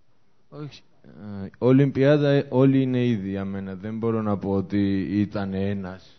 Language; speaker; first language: Greek; non-native, fluent; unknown